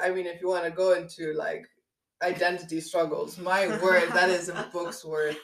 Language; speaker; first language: English; non-native, local second language; Dutch